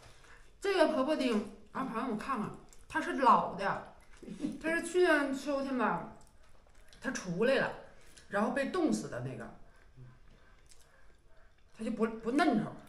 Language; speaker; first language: Chinese; native; Chinese